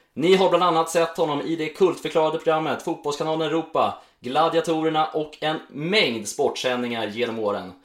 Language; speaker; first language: Swedish; native; Swedish